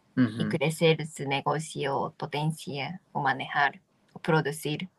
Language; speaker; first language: Spanish; non-native, fluent; Japanese